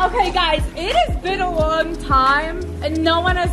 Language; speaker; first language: English; native; English